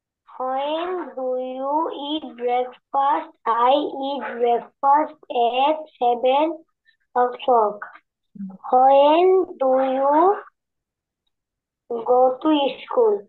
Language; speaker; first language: English; non-native, learner; Bangla